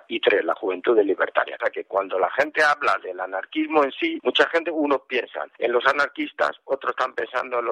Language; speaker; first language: Spanish; native; Spanish